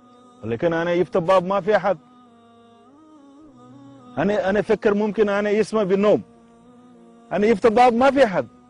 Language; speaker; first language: Arabic; non-native, learner; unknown